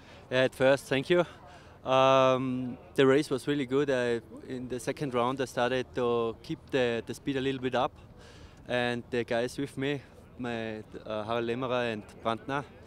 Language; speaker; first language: English; non-native, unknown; German